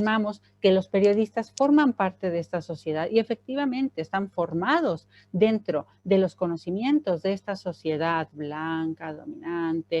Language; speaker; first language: Spanish; native; Spanish